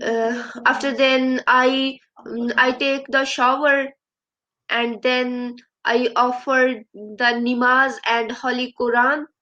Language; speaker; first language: English; non-native, learner; Urdu